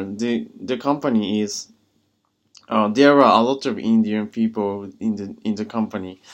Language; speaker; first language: English; non-native, learner; Japanese